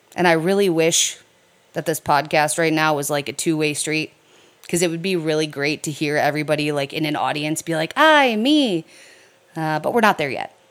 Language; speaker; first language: English; native; English